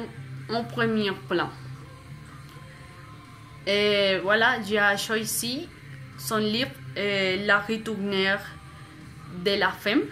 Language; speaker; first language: French; non-native, fluent; Spanish